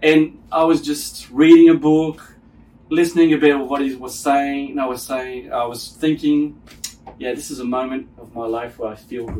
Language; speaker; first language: English; non-native, fluent; French